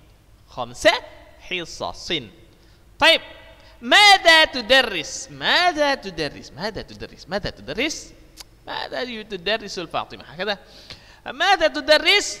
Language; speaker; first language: Arabic; non-native, fluent; Indonesian